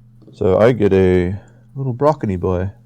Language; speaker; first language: English; native; English